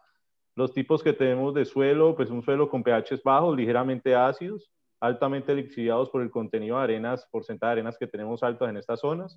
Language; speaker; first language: Spanish; native; Spanish